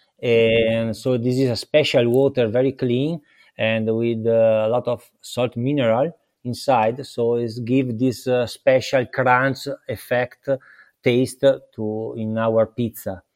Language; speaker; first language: English; non-native, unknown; Italian